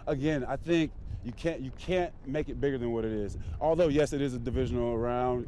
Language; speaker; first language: English; native; English